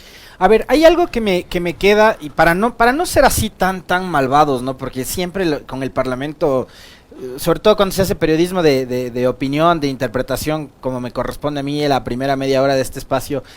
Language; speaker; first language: Spanish; native; Spanish